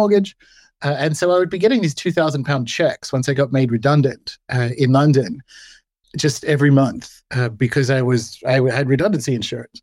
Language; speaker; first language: English; native; English